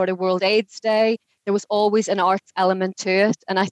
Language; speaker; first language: English; native; English